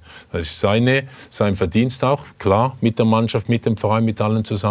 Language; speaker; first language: German; native; German